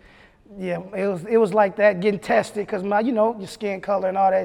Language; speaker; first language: English; native; English